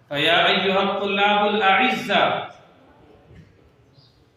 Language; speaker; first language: Arabic; non-native, fluent; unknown